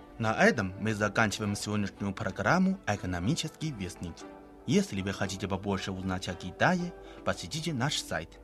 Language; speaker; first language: Russian; non-native, fluent; Chinese